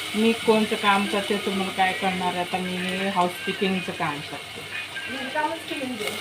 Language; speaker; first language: Marathi; non-native, local second language; Kannada